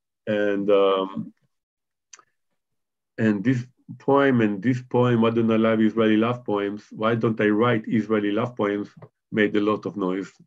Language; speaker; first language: English; non-native, fluent; Hebrew